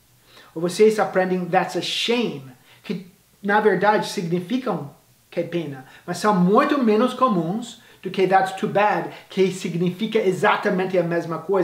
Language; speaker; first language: Portuguese; non-native, fluent; English